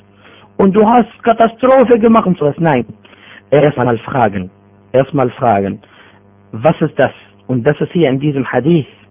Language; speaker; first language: German; non-native, fluent; Arabic